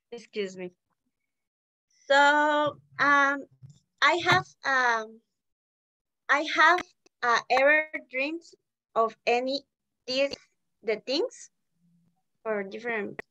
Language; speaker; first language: English; non-native, learner; Spanish